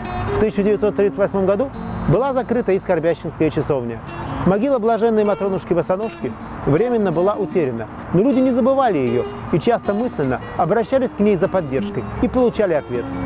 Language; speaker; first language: Russian; native; Russian